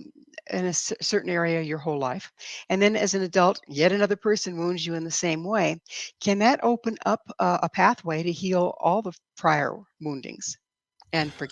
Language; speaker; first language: English; native; English